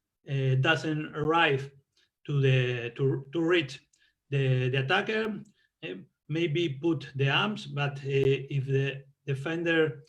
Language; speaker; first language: English; non-native, learner; Spanish